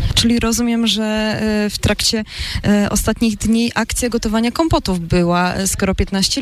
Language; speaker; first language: Polish; native; Polish